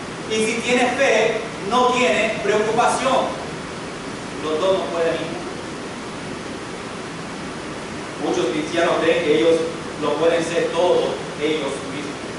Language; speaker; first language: Spanish; non-native, fluent; English